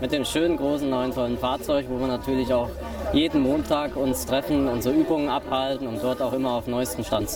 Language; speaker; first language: German; native; German